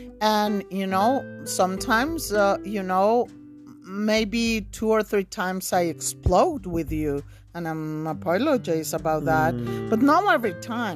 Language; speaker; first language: English; non-native, fluent; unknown